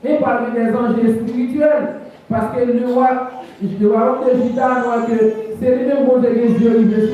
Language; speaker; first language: French; non-native, local second language; Haitian Creole